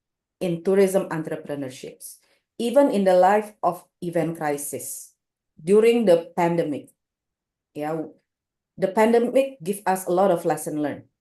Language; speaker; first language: English; non-native, local second language; Indonesian